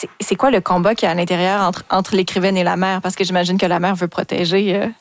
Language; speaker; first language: French; native; French